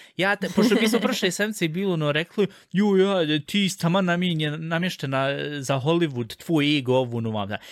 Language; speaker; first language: Bosnian; early bilingual, heritage; Bosnian